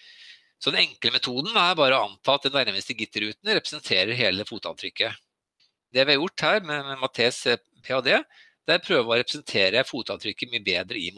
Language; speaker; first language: Norwegian; native; Norwegian